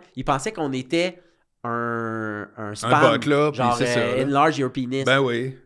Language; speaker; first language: French; native; French